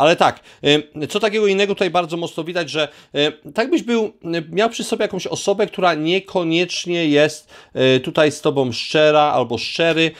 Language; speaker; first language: Polish; native; Polish